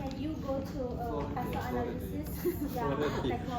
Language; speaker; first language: Indonesian; native; Indonesian